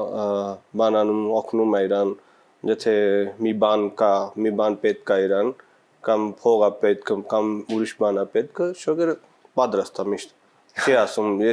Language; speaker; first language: Armenian; non-native, learner; Punjabi